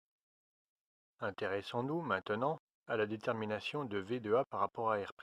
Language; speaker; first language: French; native; French